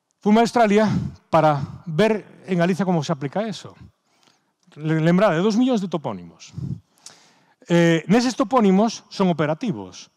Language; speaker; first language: Galician; native; Galician